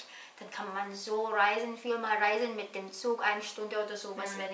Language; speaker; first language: German; non-native, learner; Filipino